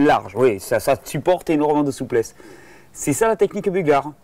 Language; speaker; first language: French; native; French